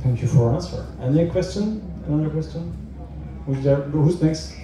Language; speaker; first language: English; non-native, fluent; Czech